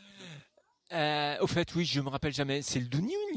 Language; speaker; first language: French; native; French